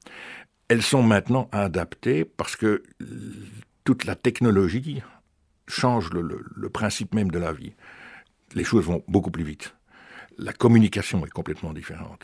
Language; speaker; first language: French; native; French